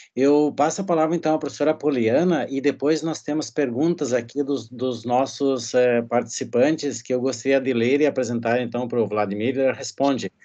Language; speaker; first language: Portuguese; native; Portuguese